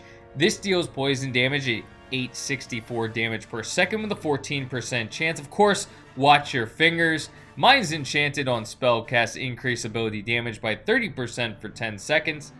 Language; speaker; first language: English; native; English